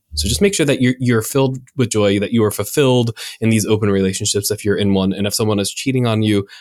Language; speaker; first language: English; native; English